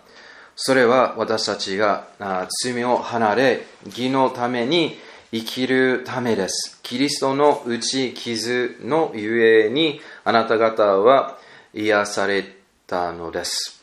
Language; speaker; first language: Japanese; non-native, learner; English